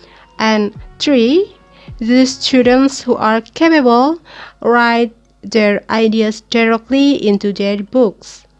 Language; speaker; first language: English; non-native, learner; Indonesian